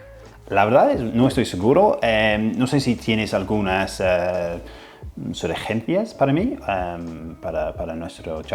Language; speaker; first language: Spanish; non-native, fluent; English